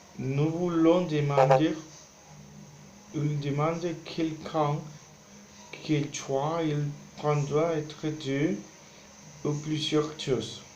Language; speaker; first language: French; non-native, learner; Spanish